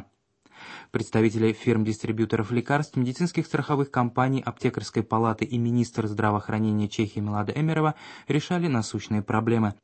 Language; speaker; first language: Russian; native; Russian